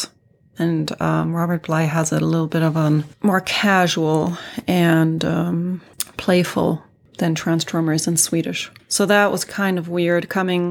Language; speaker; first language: English; non-native, fluent; Swedish